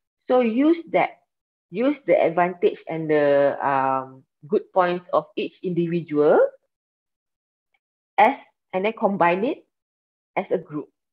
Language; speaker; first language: English; non-native, local second language; Malay